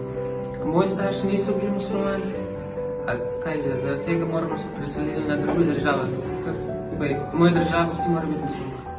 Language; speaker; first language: Slovenian; non-native, learner; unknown